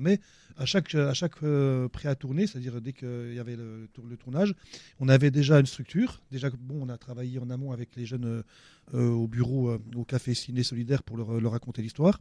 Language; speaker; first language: French; native; French